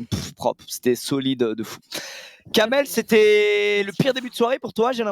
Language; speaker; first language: French; native; French